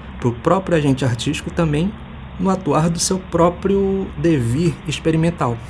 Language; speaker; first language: Portuguese; native; Portuguese